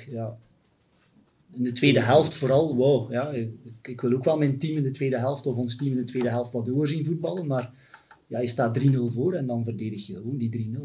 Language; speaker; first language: Dutch; native; Dutch